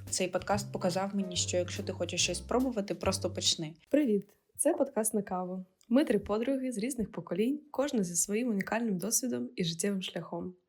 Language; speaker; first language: Ukrainian; non-native, local second language; Russian